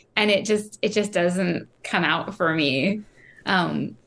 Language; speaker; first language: English; native; English